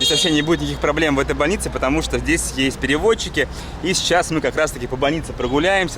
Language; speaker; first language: Russian; native; Russian